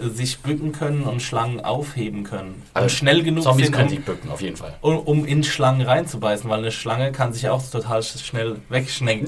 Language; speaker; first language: German; native; German